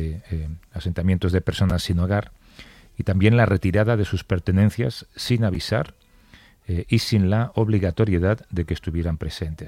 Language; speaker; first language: Spanish; native; Spanish